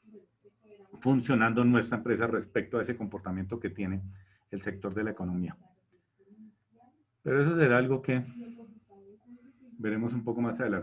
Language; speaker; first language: Spanish; native; Spanish